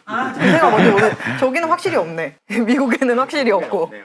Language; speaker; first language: Korean; native; Korean